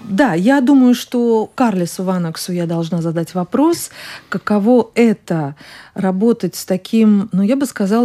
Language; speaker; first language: Russian; native; Russian